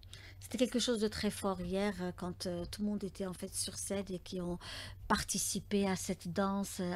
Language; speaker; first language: French; native; French